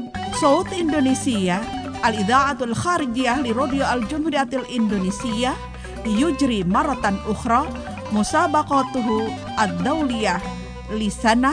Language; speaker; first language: Arabic; non-native, fluent; Indonesian